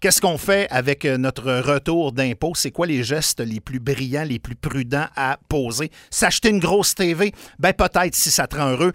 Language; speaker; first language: French; native; French